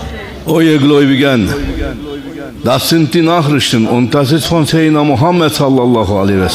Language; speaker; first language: German; non-native, fluent; Turkish